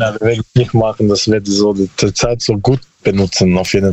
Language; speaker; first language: German; non-native, learner; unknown